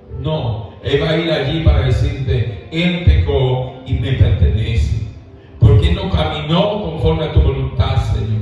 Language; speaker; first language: Spanish; native; Spanish